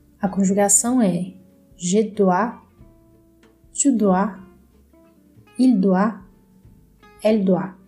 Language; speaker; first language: French; non-native, fluent; Portuguese